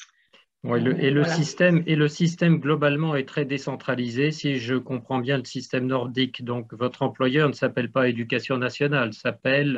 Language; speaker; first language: French; native; French